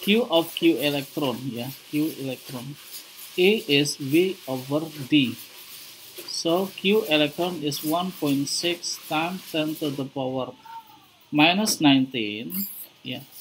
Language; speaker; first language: English; non-native, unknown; Indonesian